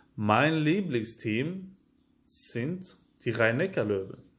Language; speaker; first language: German; non-native, fluent; Swedish